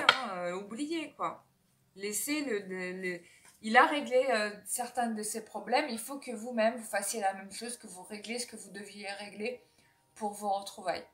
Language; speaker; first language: French; native; French